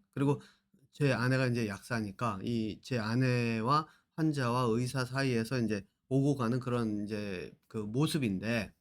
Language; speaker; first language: Korean; native; Korean